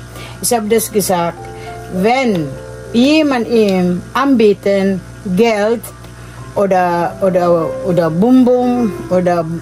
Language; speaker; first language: German; non-native, learner; Filipino